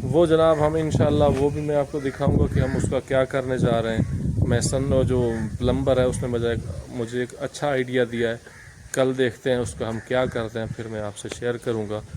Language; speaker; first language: Urdu; non-native, local second language; Punjabi